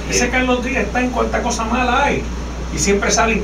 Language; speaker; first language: Spanish; native; Spanish